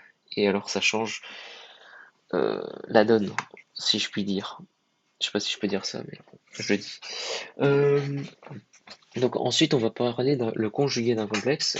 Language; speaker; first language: French; native; French